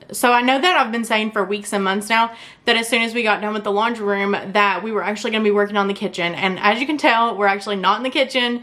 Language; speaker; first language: English; native; English